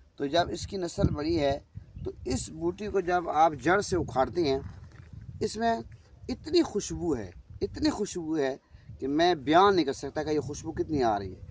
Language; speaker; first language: Urdu; non-native, local second language; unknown